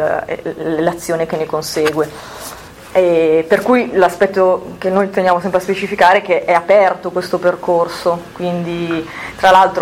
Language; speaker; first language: Italian; native; Italian